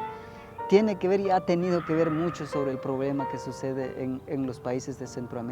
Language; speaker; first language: Spanish; native; Spanish